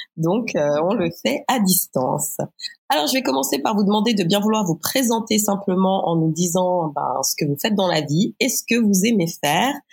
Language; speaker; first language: French; native; French